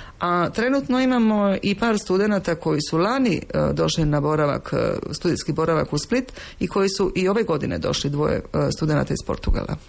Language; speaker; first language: Croatian; native; Croatian